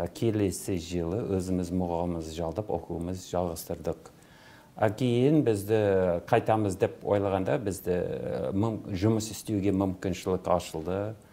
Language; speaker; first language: Kazakh; non-native, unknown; English